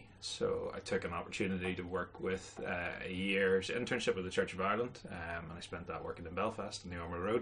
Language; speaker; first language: English; native; English